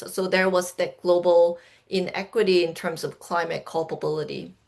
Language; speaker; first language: English; non-native, fluent; Korean